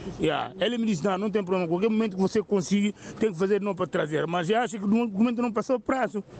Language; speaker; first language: Portuguese; non-native, local second language; Upper Guinea Crioulo